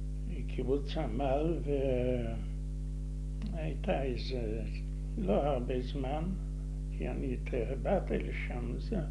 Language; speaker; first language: Hebrew; non-native, fluent; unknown